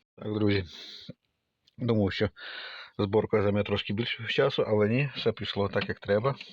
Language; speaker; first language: Ukrainian; native; Ukrainian